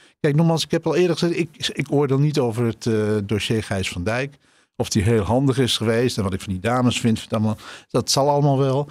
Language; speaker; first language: Dutch; native; Dutch